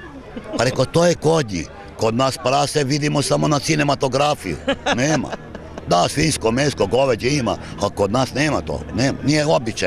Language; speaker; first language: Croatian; early bilingual, heritage; Serbian